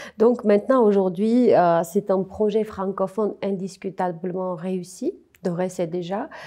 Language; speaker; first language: French; non-native, fluent; Armenian